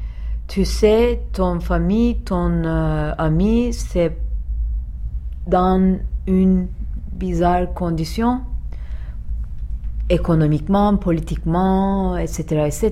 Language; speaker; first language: French; non-native, learner; Turkish